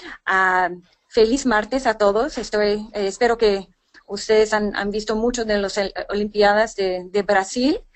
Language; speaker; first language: Spanish; non-native, fluent; English